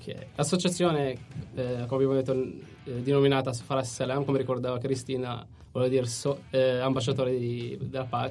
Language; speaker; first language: Italian; non-native, fluent; Arabic